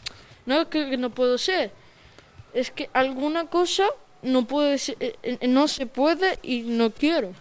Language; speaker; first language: Spanish; early bilingual, other home language; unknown